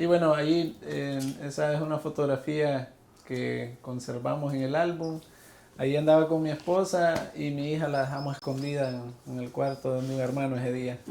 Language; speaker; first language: Spanish; native; Spanish